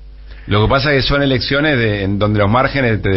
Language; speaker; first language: Spanish; native; Spanish